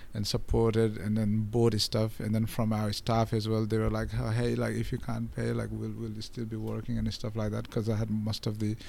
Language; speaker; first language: English; non-native, local second language; Nepali